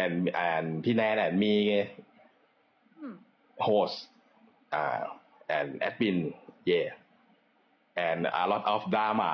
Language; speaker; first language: English; non-native, learner; Thai